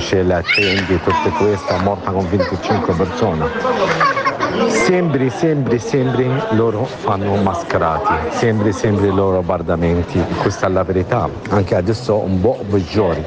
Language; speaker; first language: Italian; non-native, learner; Arabic